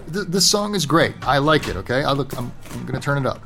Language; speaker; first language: English; native; English